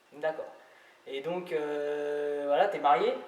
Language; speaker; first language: French; native; French